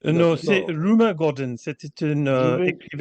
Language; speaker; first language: French; non-native, fluent; Bangla